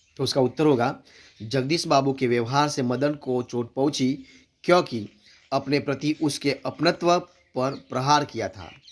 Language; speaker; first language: Hindi; non-native, local second language; Gujarati